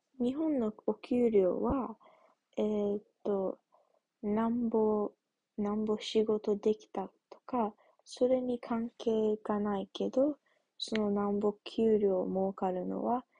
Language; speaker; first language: Japanese; non-native, learner; English